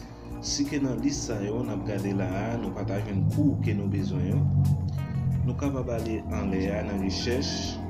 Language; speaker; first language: French; non-native, learner; Haitian Creole